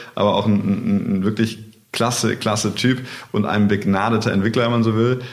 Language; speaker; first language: German; native; German